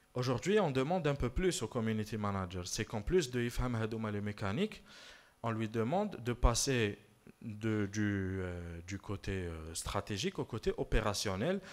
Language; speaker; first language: French; non-native, local second language; Arabic